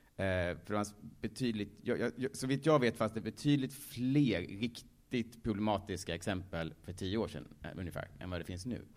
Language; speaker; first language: Swedish; native; Swedish